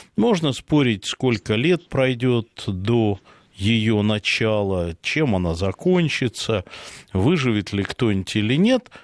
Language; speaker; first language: Russian; native; Russian